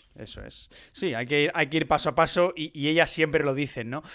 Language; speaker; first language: Spanish; native; Spanish